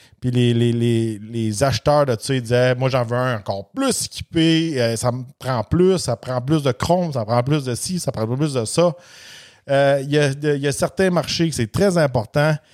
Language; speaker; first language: French; native; French